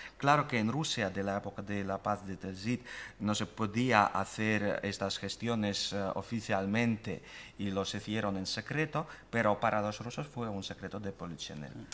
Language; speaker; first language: Spanish; non-native, fluent; Russian